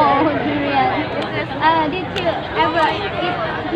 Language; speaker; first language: English; non-native, learner; Indonesian